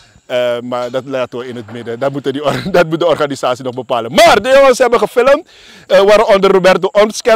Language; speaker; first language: Dutch; native; Dutch